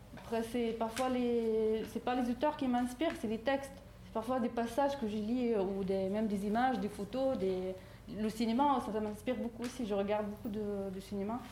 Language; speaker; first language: French; non-native, fluent; Arabic